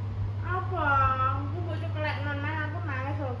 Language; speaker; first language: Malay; non-native, local second language; Javanese